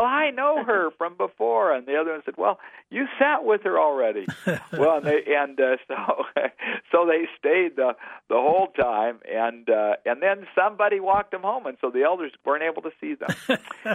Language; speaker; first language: English; native; English